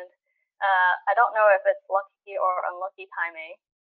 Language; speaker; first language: English; non-native, local second language; Cantonese